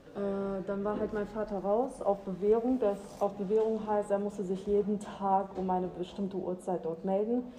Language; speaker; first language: German; early bilingual, other home language; Albanian